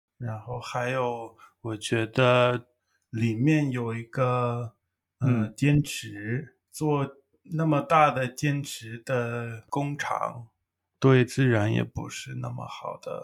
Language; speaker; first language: Chinese; non-native, fluent; English